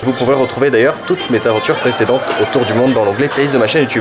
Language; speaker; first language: French; native; French